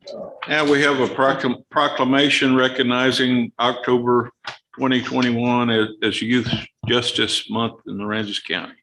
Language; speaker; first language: English; native; English